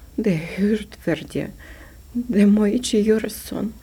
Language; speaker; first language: Norwegian; non-native, learner; Russian